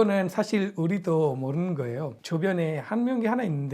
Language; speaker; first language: Korean; non-native, fluent; Punjabi